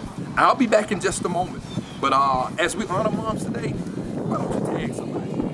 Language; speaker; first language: English; native; English